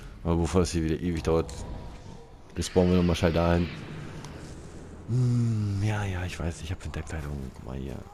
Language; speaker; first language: German; native; German